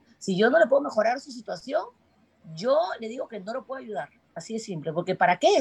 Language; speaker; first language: Spanish; native; Spanish